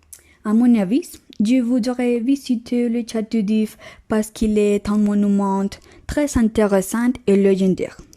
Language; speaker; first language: French; non-native, learner; Spanish